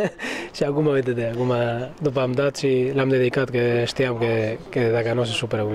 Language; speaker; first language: Romanian; non-native, fluent; Arabic